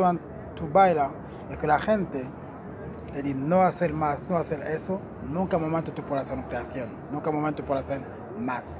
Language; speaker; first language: Spanish; non-native, learner; Portuguese